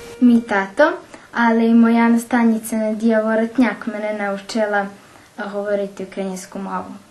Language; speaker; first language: Ukrainian; early bilingual, heritage; Ukrainian